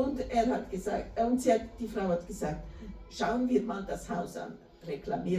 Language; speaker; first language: German; non-native, fluent; Portuguese